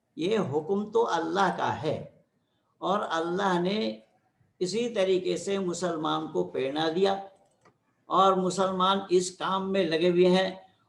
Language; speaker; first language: Hindi; non-native, local second language; Bangla